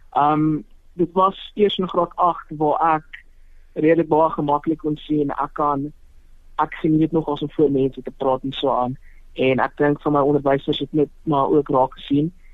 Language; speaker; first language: Afrikaans; non-native, local second language; Tswana